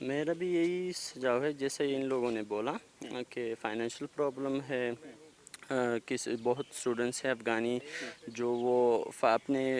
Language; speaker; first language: Hindi; non-native, fluent; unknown